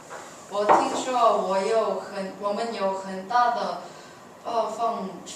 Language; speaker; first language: Chinese; non-native, learner; English